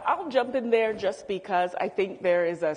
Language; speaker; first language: English; native; English